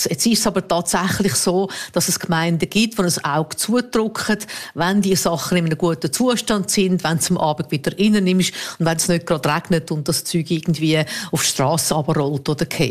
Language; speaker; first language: German; native; German